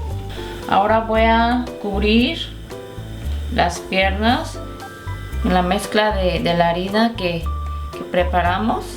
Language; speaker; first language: Spanish; non-native, fluent; Korean